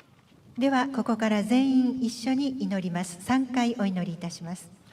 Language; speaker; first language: Japanese; native; Japanese